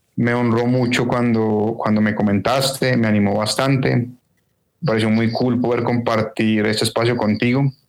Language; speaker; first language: Spanish; native; Spanish